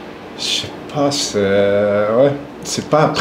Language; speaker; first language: French; non-native, local second language; German